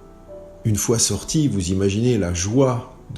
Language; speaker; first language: French; native; French